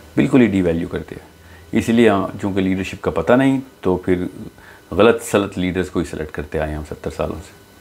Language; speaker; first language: Urdu; native; Urdu